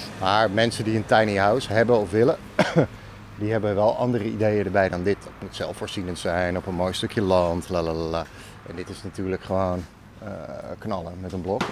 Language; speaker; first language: Dutch; native; Dutch